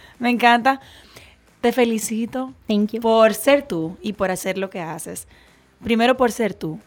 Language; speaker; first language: Spanish; native; Spanish